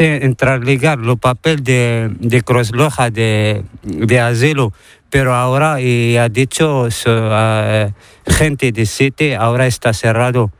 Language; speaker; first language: Spanish; non-native, learner; Arabic